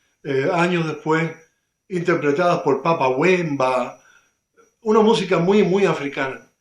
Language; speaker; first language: Spanish; native; Spanish